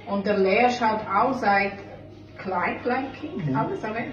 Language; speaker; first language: German; non-native, learner; Slovak